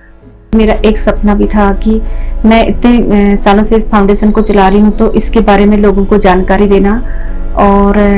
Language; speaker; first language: Hindi; native; Hindi